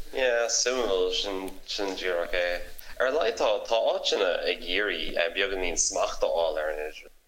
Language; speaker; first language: Irish; non-native, local second language; English